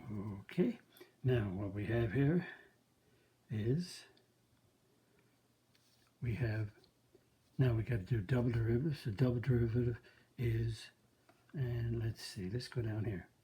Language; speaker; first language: English; native; English